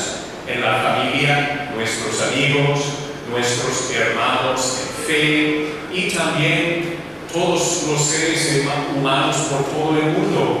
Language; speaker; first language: Spanish; non-native, learner; English